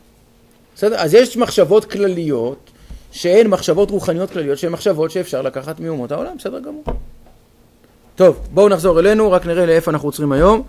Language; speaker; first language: Hebrew; native; Hebrew